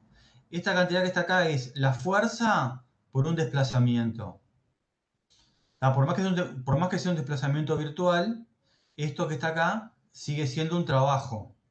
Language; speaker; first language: Spanish; native; Spanish